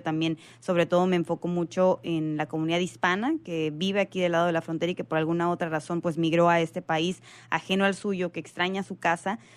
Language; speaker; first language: Spanish; native; Spanish